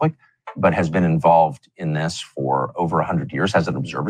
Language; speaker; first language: English; native; English